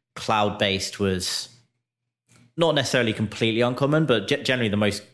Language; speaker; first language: English; native; English